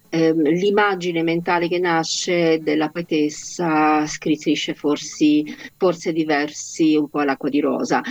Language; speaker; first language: Italian; non-native, fluent; Polish